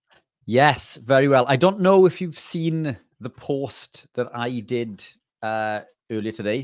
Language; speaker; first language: English; native; English